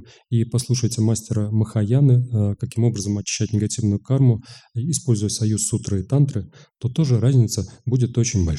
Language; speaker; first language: Russian; native; Russian